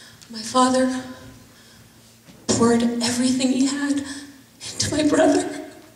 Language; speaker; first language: English; early bilingual, other home language; Persian